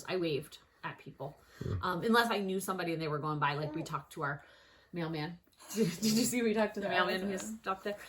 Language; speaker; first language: English; native; English